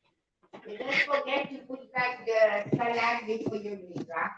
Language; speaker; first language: English; non-native, learner; French